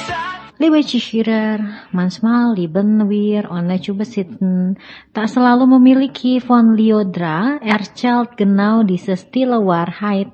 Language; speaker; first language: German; non-native, fluent; Indonesian